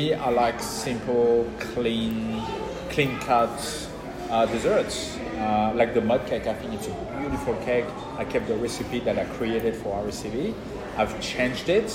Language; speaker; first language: English; non-native, fluent; French